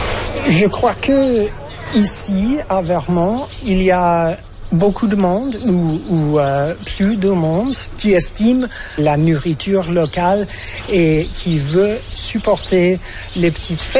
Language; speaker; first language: French; non-native, learner; English